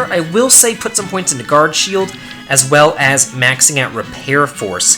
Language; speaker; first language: English; native; English